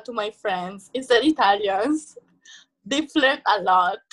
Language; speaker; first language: English; non-native, fluent; Italian